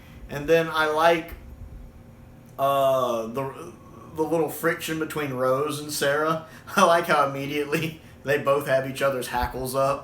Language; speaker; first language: English; native; English